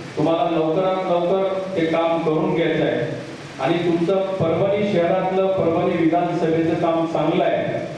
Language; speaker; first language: Marathi; native; Marathi